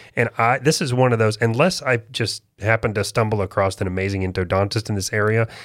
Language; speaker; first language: English; native; English